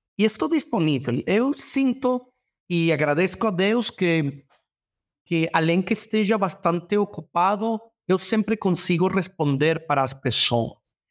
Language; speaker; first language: Portuguese; non-native, learner; Spanish